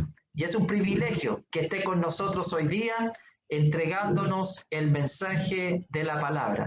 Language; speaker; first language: Spanish; native; Spanish